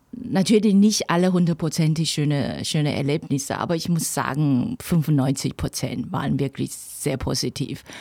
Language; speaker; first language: German; non-native, fluent; Chinese